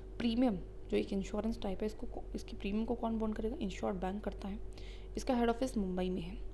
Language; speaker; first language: Hindi; native; Hindi